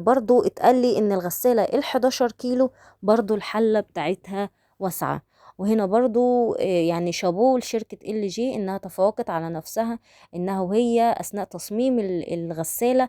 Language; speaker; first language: Arabic; native; Arabic